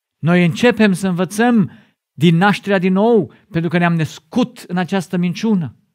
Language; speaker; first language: Romanian; non-native, fluent; German